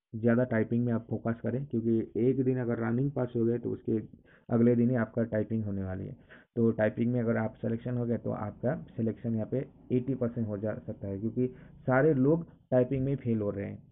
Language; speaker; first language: Hindi; non-native, local second language; Assamese